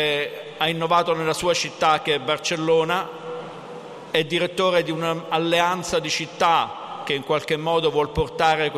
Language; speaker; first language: Italian; native; Italian